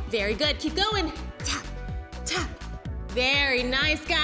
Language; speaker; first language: English; native; English